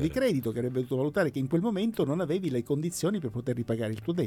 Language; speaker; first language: Italian; native; Italian